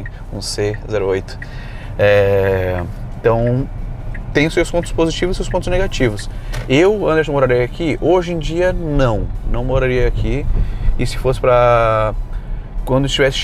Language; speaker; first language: Portuguese; native; Portuguese